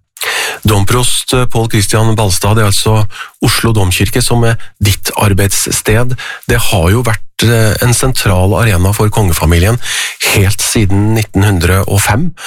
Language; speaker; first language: Norwegian; native; Norwegian